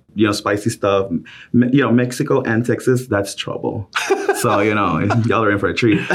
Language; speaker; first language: English; early bilingual, other home language; Spanish